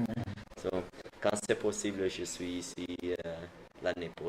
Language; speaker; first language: French; non-native, learner; Dutch